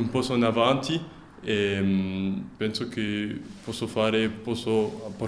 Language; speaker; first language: Italian; non-native, fluent; French